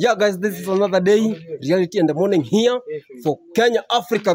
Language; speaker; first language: English; non-native, learner; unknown